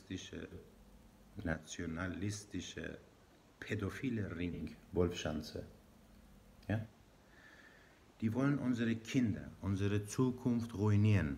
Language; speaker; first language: German; non-native, learner; Persian